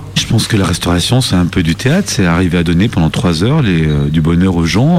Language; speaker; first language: French; native; French